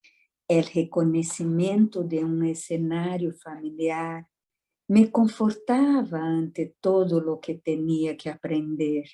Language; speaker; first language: Spanish; non-native, fluent; Portuguese